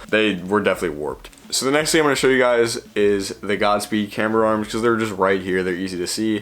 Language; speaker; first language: English; native; English